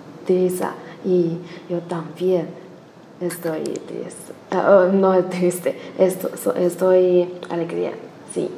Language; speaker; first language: Spanish; non-native, learner; Chinese